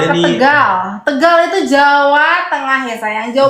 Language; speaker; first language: Indonesian; native; Indonesian